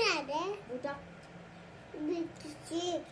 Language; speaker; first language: Turkish; early bilingual, other home language; Persian